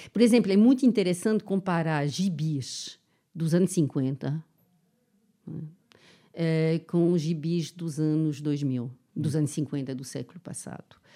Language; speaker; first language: Portuguese; non-native, fluent; French